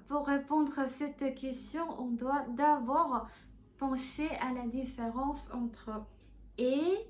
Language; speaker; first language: French; non-native, fluent; Korean